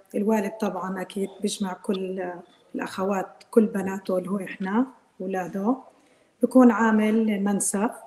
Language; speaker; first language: Arabic; native; Arabic